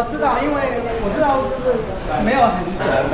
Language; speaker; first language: Chinese; non-native, learner; Bangla